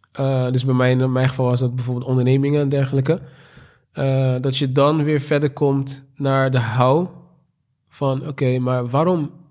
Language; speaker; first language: Dutch; native; Dutch